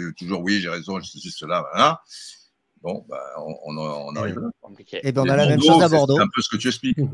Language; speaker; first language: French; native; French